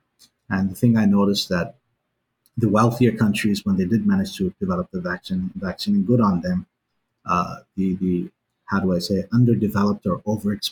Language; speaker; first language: English; native; English